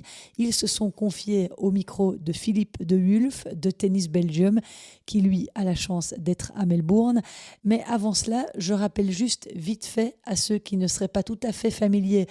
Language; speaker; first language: French; native; French